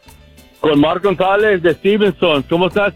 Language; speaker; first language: Spanish; early bilingual, heritage; English